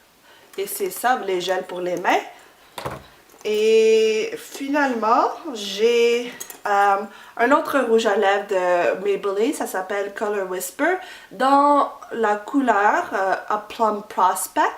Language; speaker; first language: French; non-native, fluent; English